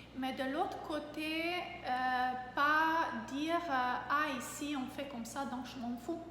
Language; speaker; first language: French; non-native, fluent; German